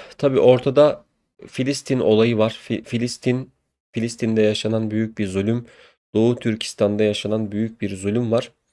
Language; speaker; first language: Turkish; native; Turkish